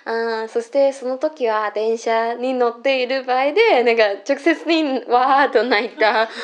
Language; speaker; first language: Japanese; non-native, learner; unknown